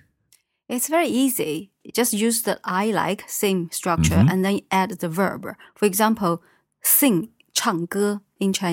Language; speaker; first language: English; non-native, fluent; Chinese